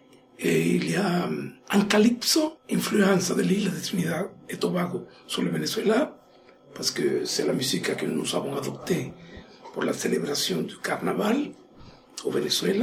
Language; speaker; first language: French; non-native, fluent; Spanish